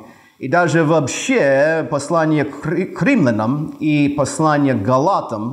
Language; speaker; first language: Russian; non-native, fluent; English